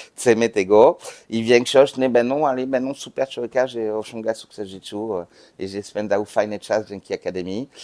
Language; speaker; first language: Polish; non-native, learner; French